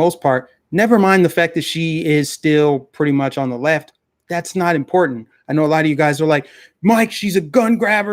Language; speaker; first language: English; native; English